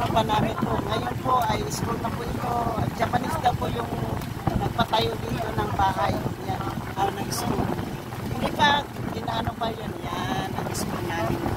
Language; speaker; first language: Filipino; non-native, local second language; Cebuano